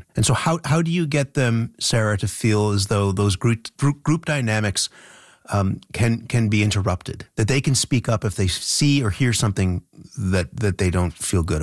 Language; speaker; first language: English; native; English